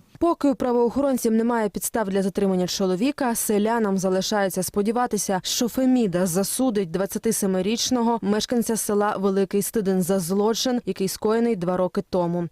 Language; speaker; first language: Ukrainian; native; Ukrainian